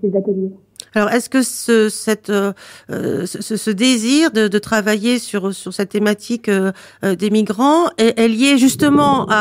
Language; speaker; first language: French; native; French